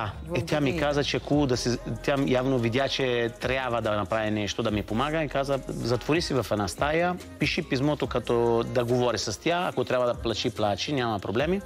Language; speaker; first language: Bulgarian; non-native, fluent; Italian